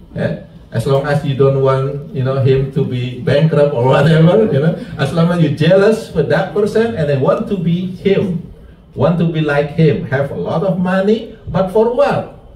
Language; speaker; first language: English; non-native, fluent; Indonesian